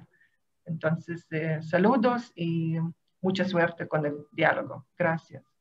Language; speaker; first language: Spanish; non-native, fluent; Hebrew